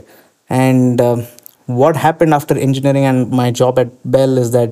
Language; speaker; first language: English; non-native, local second language; Kannada